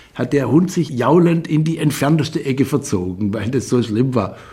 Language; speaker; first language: German; native; German